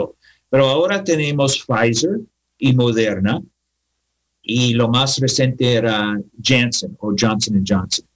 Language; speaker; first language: Spanish; non-native, learner; English